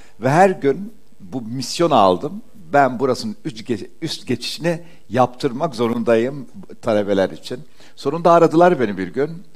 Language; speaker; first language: Turkish; early bilingual, heritage; Turkish